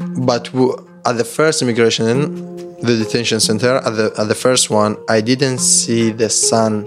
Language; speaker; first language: English; non-native, learner; Persian